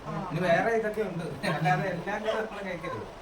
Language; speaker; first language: Malayalam; native; Malayalam